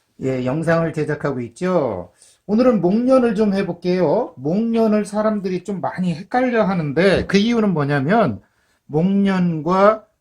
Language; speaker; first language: Korean; native; Korean